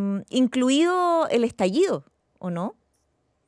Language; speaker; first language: Spanish; native; Spanish